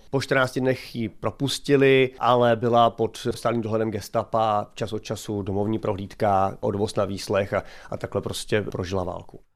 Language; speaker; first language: Czech; native; Czech